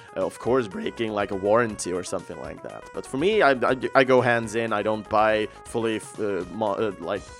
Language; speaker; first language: English; non-native, fluent; Swedish